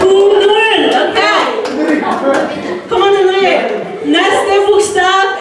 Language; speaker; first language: Norwegian; non-native, fluent; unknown